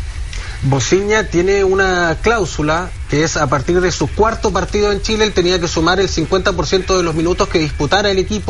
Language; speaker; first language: Spanish; native; Spanish